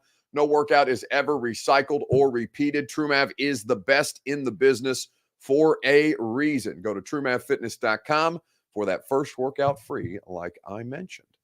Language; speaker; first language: English; native; English